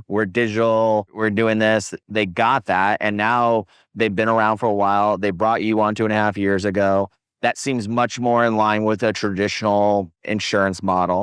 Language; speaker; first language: English; native; English